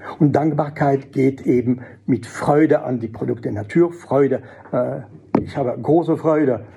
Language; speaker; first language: German; non-native, fluent; French